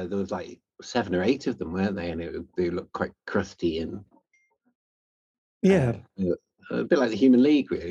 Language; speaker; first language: English; native; English